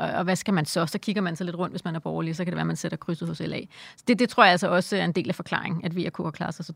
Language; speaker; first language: Danish; native; Danish